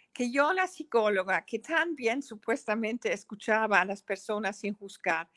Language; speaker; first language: Spanish; non-native, fluent; German